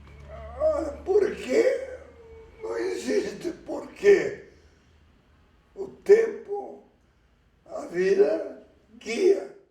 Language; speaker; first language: Portuguese; early bilingual, other home language; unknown